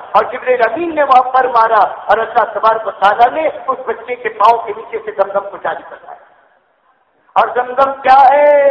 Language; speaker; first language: Urdu; native; Urdu